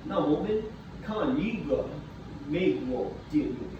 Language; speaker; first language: Chinese; non-native, learner; English